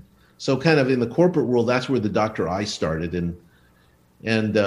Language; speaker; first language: English; early bilingual, other home language; Spanish